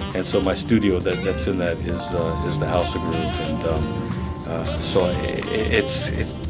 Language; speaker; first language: English; native; English